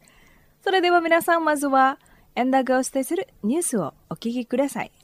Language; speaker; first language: Japanese; non-native, fluent; Indonesian